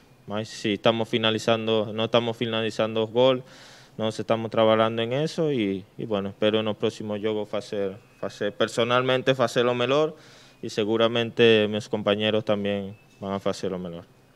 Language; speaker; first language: Portuguese; non-native, learner; Spanish